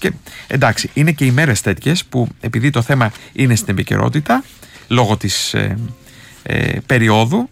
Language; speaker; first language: Greek; native; Greek